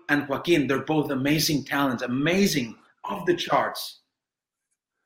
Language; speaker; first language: English; non-native, fluent; Spanish